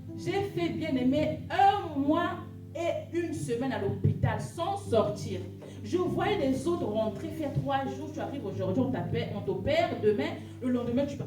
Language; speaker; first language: French; non-native, local second language; Lingala